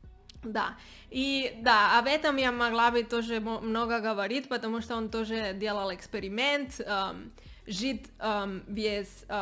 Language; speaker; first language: Russian; non-native, learner; Spanish